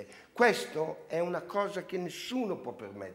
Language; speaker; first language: Italian; native; Italian